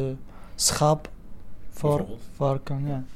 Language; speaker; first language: Dutch; non-native, learner; Arabic